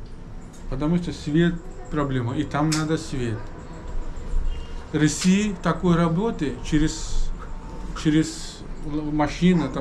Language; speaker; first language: Russian; non-native, learner; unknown